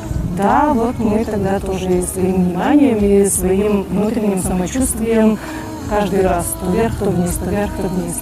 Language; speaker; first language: Russian; native; Russian